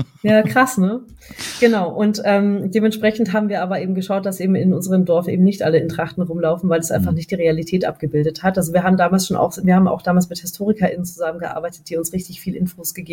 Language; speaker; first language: German; native; German